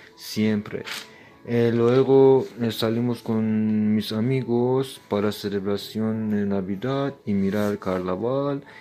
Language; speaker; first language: Spanish; non-native, learner; Persian